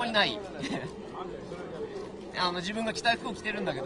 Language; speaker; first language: Japanese; native; Japanese